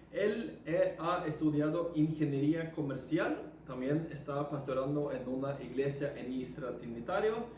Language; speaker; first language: Spanish; non-native, fluent; Norwegian